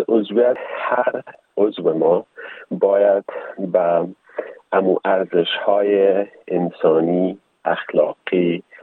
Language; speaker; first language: Persian; native; Persian